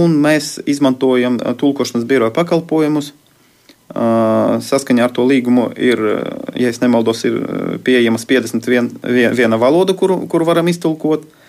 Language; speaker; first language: Latvian; non-native, local second language; Russian